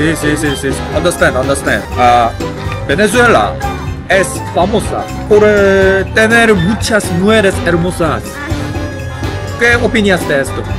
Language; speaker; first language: Spanish; non-native, learner; Korean